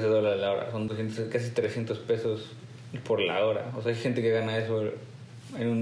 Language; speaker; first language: Spanish; native; Spanish